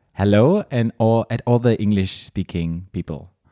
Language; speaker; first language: English; non-native, fluent; German